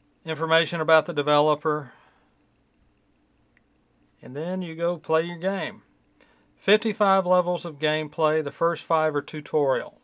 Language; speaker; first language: English; native; English